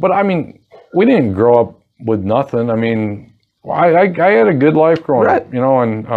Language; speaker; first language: English; native; English